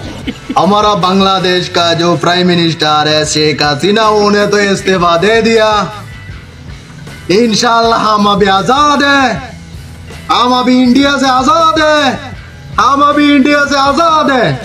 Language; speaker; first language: Hindi; non-native, learner; Bangla